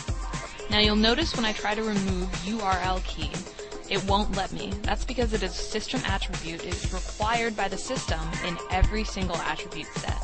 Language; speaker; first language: English; native; English